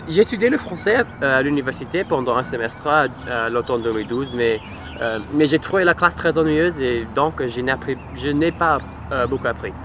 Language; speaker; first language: French; non-native, learner; English